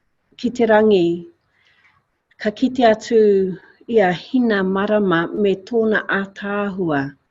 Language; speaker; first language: Māori; non-native, local second language; English